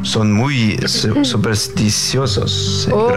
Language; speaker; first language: Spanish; non-native, fluent; Faroese